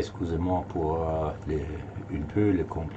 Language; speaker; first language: French; non-native, learner; German